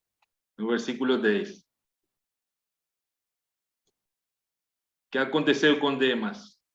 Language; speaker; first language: Portuguese; non-native, fluent; Spanish